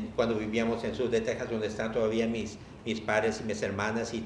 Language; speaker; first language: Spanish; early bilingual, heritage; Spanish